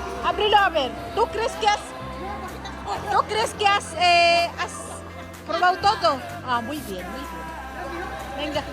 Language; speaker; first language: Spanish; non-native, fluent; Filipino